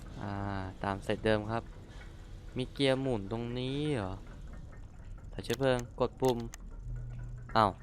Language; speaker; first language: Thai; native; Thai